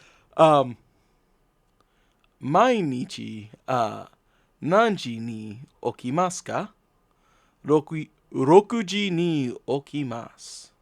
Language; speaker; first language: Japanese; non-native, learner; English